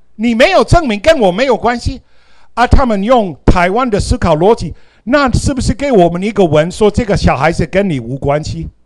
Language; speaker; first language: Chinese; non-native, fluent; English